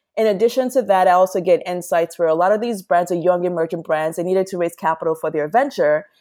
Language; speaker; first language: English; non-native, local second language; Yoruba